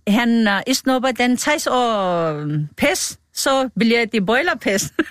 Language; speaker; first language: Danish; non-native, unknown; Nepali